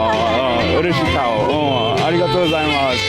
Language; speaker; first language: Japanese; non-native, learner; English